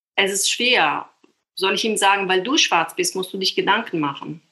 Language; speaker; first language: German; non-native, fluent; Italian